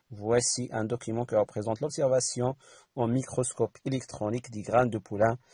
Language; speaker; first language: French; non-native, local second language; Arabic